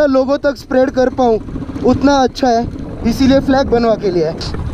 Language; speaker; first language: Hindi; non-native, local second language; Marathi